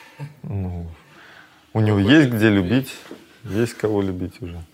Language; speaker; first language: Russian; native; Russian